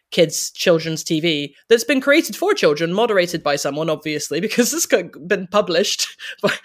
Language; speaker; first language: English; native; English